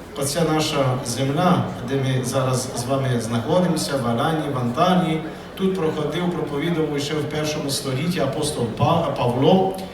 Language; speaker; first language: Ukrainian; early bilingual, heritage; Ukrainian